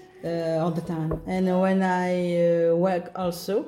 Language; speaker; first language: English; non-native, local second language; Morisyen